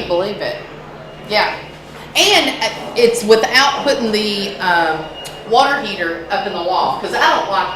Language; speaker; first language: English; native; English